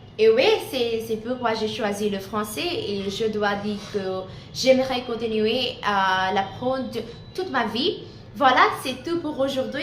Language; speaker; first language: French; non-native, learner; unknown